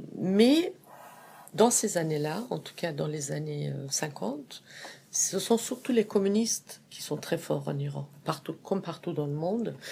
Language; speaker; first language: French; non-native, fluent; Persian